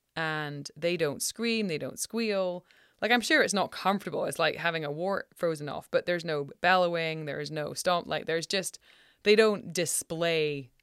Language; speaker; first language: English; native; English